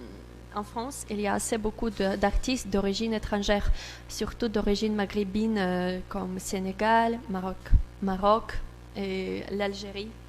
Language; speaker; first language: French; non-native, learner; Russian